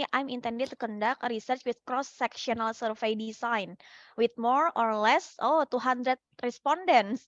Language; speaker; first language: English; non-native, fluent; Indonesian